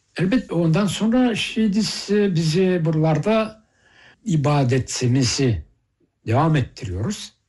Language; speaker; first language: Turkish; early bilingual, heritage; Turkish